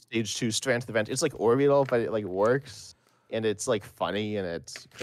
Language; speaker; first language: English; native; English